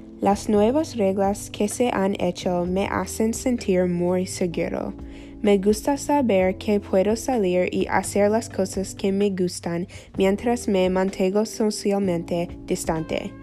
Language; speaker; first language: Spanish; non-native, learner; English